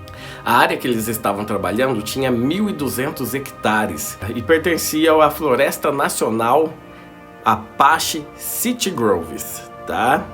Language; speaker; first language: Portuguese; native; Portuguese